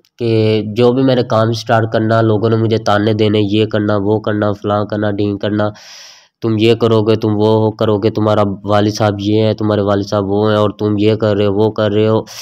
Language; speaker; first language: Urdu; non-native, local second language; Saraiki